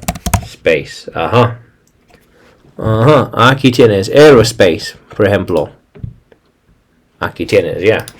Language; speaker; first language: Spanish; non-native, learner; English